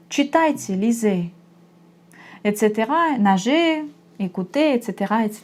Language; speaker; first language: French; non-native, fluent; Russian